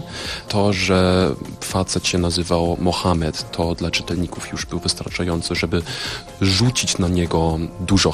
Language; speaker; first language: Polish; non-native, fluent; German